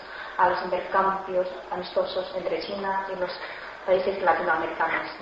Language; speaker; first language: Spanish; non-native, fluent; Chinese